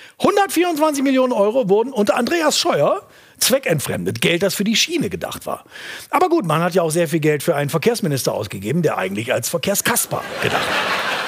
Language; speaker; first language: German; native; German